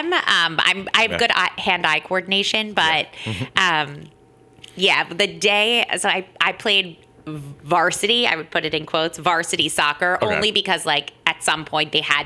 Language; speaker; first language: English; native; English